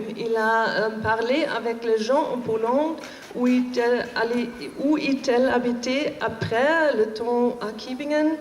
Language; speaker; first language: French; non-native, learner; German